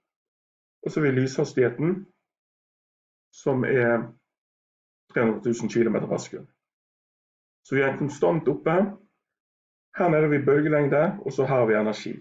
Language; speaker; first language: Norwegian; native; Norwegian